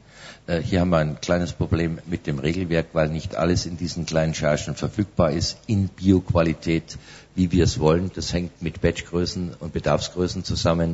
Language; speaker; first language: German; native; German